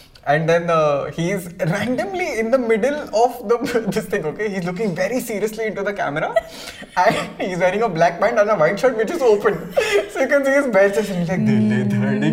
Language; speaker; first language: English; non-native, local second language; Hindi